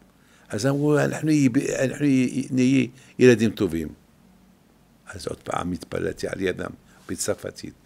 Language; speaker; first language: Hebrew; non-native, fluent; French